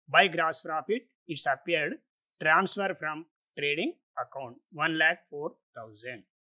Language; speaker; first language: English; non-native, local second language; Telugu